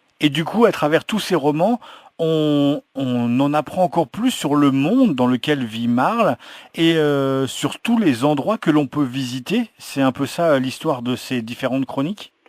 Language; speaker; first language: French; native; French